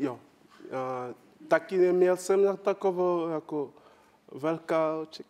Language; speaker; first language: Czech; non-native, learner; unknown